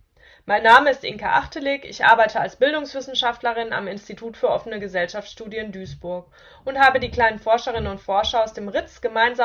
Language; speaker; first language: German; native; German